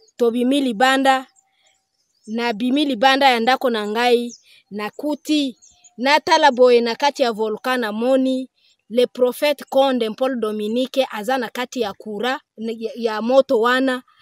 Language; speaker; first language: Lingala; non-native, local second language; Swahili